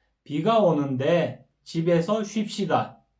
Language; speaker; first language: Korean; non-native, fluent; Kyrgyz